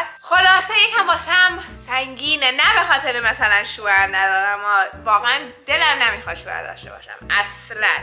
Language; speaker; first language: Persian; early bilingual, heritage; Persian